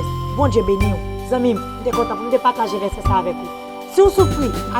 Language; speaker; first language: French; non-native, learner; Haitian Creole